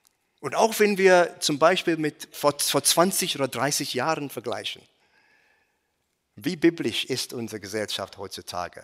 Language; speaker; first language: German; non-native, fluent; English